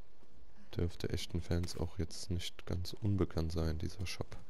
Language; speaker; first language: German; native; German